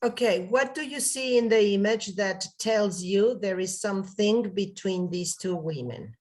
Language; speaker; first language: English; non-native, fluent; Spanish